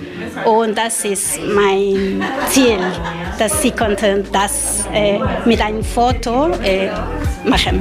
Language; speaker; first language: German; non-native, learner; Spanish